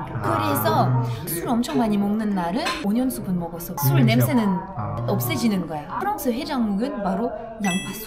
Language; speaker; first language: Korean; non-native, fluent; French